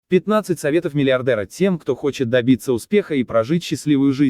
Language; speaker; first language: Russian; native; Russian